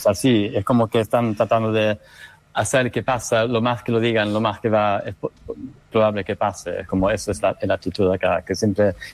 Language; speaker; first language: Spanish; non-native, fluent; English